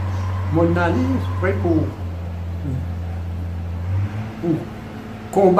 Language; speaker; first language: French; non-native, learner; Morisyen